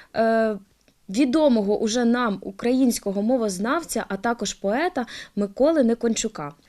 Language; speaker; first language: Ukrainian; native; Ukrainian